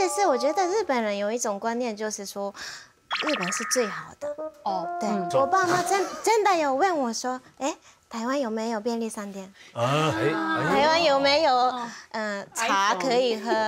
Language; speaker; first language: Chinese; non-native, fluent; Japanese